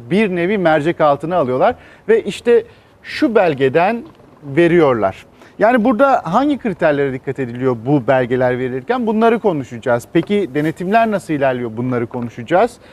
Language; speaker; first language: Turkish; native; Turkish